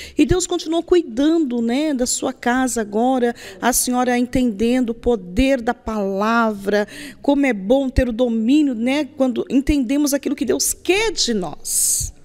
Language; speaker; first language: Portuguese; native; Portuguese